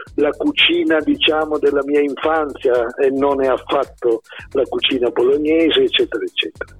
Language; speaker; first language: Italian; native; Italian